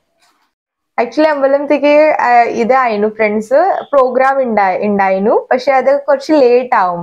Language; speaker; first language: Malayalam; non-native, local second language; Hindi